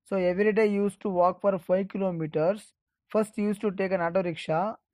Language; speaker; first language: English; non-native, local second language; Kannada